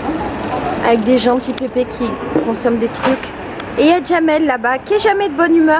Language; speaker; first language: French; native; French